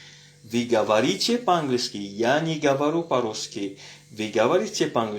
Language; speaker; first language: Russian; non-native, fluent; French